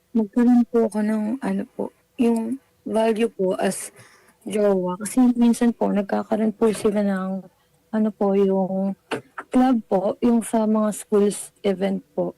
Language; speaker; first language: Filipino; native; Filipino